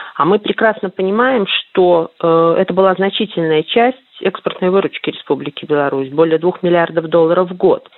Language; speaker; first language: Russian; native; Russian